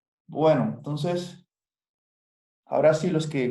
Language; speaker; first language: Spanish; native; Spanish